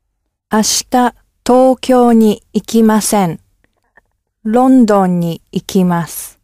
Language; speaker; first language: Japanese; non-native, learner; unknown